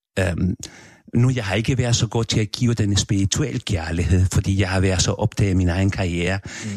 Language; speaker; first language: Danish; non-native, fluent; Spanish